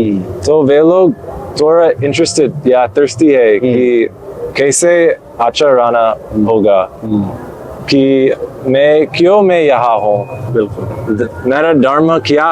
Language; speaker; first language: Hindi; non-native, learner; English